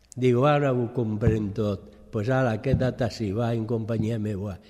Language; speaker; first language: Catalan; early bilingual, other home language; French